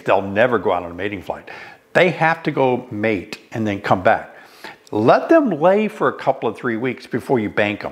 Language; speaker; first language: English; native; English